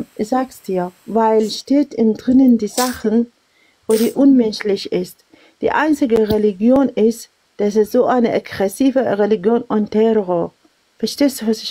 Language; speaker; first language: German; non-native, learner; Arabic